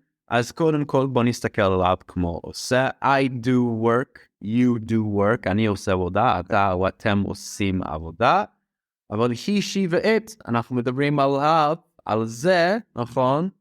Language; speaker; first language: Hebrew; non-native, fluent; English